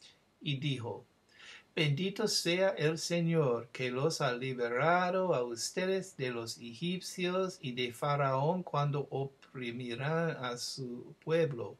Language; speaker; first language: Spanish; non-native, fluent; English